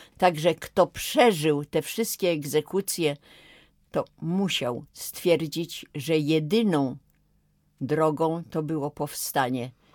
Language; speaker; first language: Polish; native; Polish